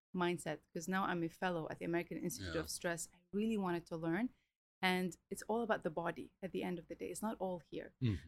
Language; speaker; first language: English; early bilingual, other home language; Arabic